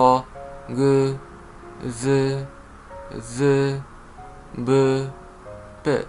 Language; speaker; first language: Polish; non-native, fluent; Japanese